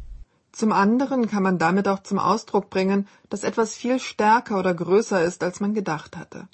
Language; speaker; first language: German; non-native, fluent; Korean